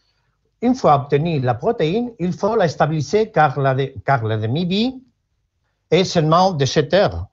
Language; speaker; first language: French; non-native, learner; Spanish